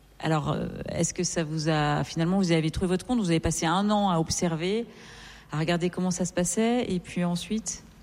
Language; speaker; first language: French; native; French